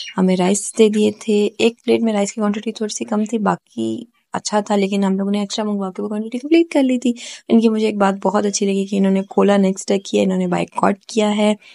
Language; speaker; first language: Urdu; native; Urdu